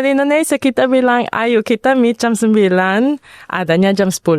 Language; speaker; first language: Indonesian; early bilingual, heritage; Indonesian